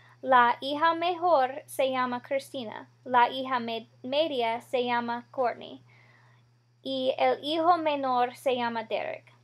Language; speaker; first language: Spanish; non-native, learner; English